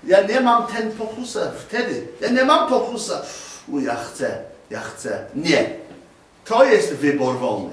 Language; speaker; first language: Polish; non-native, learner; English